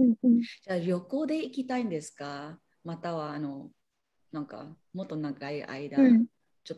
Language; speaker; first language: Japanese; non-native, learner; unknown